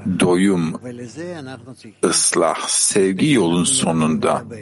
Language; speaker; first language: Turkish; native; Turkish